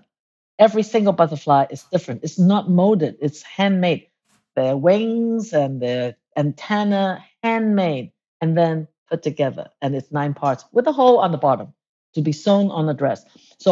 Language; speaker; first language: English; non-native, local second language; Cantonese